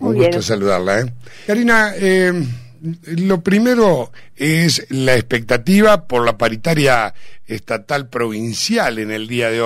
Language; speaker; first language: Spanish; native; Spanish